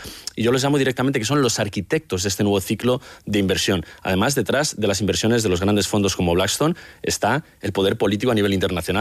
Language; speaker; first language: Spanish; native; Spanish